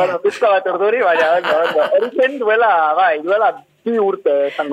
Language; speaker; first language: Basque; non-native, learner; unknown